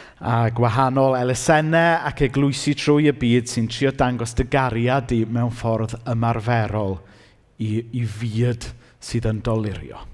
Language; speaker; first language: Welsh; native; Welsh